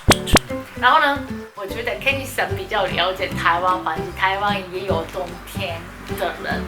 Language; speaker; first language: Chinese; non-native, fluent; Japanese